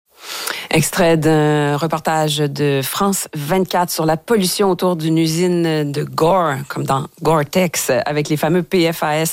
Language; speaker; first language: French; native; French